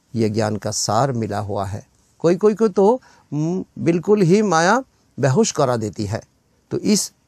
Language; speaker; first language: Hindi; non-native, local second language; Bangla